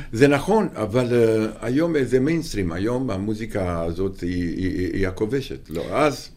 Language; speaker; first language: Hebrew; non-native, fluent; Romanian